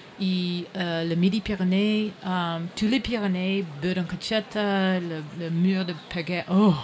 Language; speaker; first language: French; non-native, learner; English